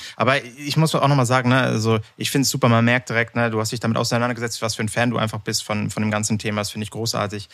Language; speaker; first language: German; native; German